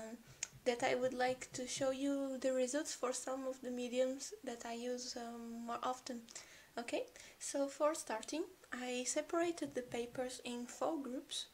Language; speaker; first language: English; non-native, fluent; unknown